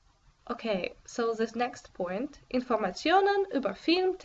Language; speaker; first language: German; non-native, fluent; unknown